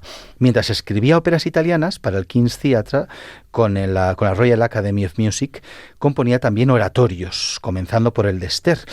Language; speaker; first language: Spanish; native; Spanish